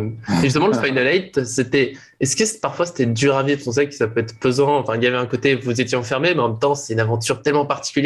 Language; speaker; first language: French; native; French